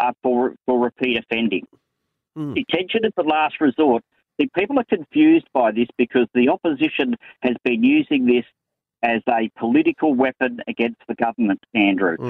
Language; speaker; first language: English; native; English